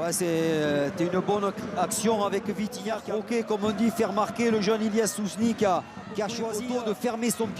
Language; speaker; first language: French; native; French